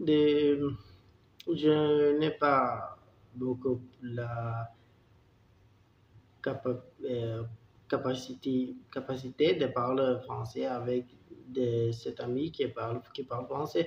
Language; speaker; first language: French; non-native, learner; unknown